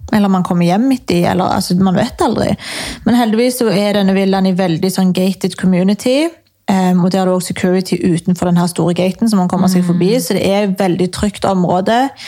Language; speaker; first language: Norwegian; early bilingual, other home language; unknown